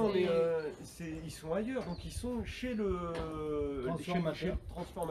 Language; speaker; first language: French; native; French